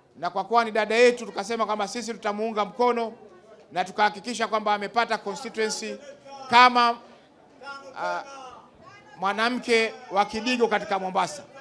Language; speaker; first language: Swahili; native; Swahili